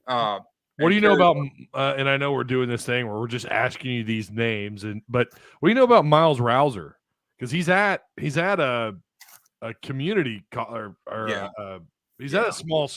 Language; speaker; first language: English; native; English